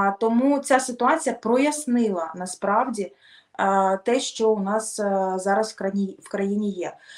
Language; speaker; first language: Ukrainian; non-native, local second language; Russian